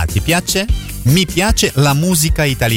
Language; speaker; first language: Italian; non-native, fluent; Russian